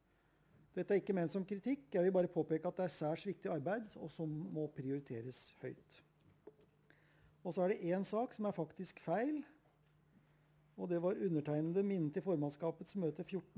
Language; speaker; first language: Norwegian; native; Norwegian